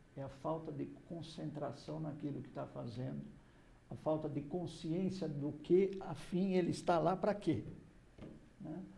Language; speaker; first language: Portuguese; non-native, fluent; German